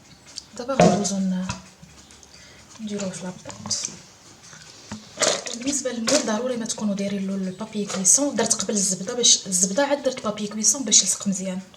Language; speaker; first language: Arabic; native; Arabic